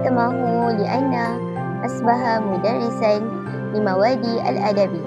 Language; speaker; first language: Arabic; non-native, learner; Malay